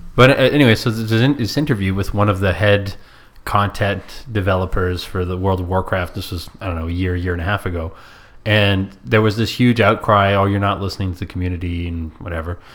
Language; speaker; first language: English; non-native, local second language; French